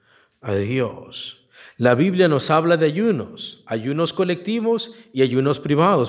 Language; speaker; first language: Spanish; native; Spanish